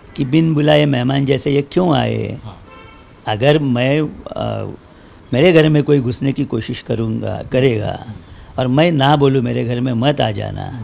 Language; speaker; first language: Hindi; non-native, local second language; Marathi